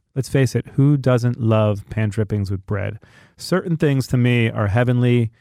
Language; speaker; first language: English; native; English